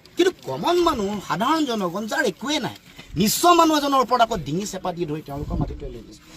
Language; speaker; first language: Assamese; native; Assamese